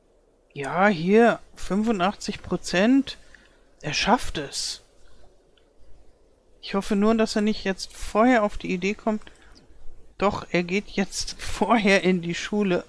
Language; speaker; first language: German; native; German